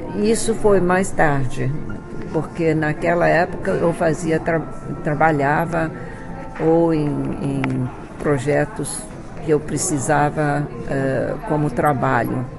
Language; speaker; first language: Portuguese; early bilingual, other home language; Chinese